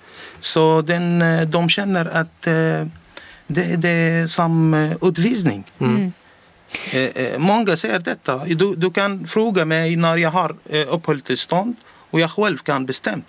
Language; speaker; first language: Swedish; non-native, learner; Arabic